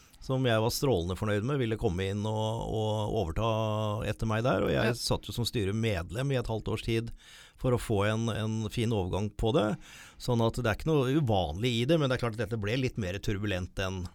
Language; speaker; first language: Norwegian; native; Norwegian